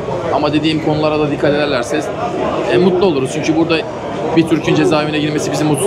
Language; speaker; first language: Turkish; native; Turkish